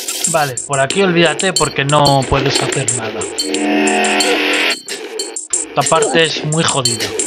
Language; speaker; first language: Spanish; native; Spanish